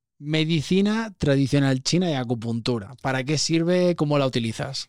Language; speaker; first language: Spanish; native; Spanish